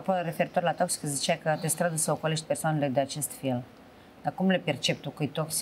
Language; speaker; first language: Romanian; native; Romanian